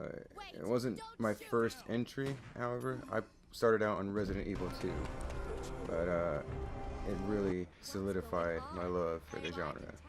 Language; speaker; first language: English; native; English